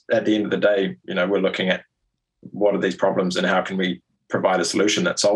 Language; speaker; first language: English; native; English